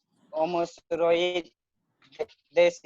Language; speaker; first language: Japanese; non-native, learner; Hindi